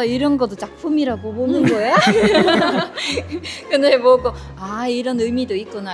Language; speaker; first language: Korean; non-native, fluent; Vietnamese